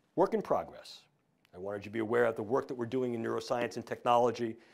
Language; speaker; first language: English; native; English